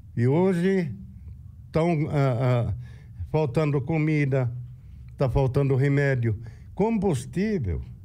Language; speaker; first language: Portuguese; non-native, fluent; Arabic